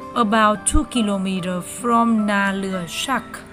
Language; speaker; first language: English; non-native, learner; Vietnamese